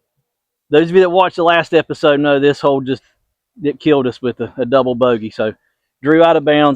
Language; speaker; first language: English; native; English